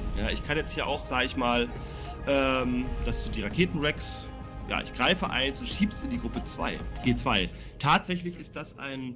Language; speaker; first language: German; native; German